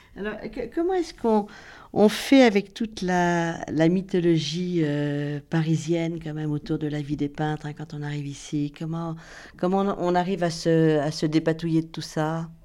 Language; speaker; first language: French; native; French